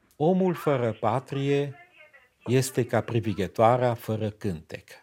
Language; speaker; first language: German; native; German